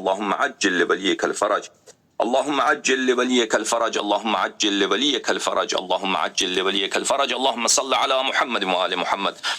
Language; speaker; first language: Urdu; non-native, fluent; Persian